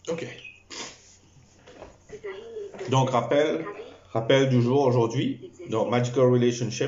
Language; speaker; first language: French; non-native, local second language; Morisyen